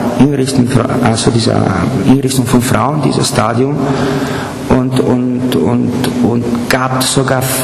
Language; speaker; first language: German; non-native, fluent; Italian